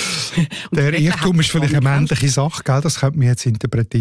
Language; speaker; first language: German; native; German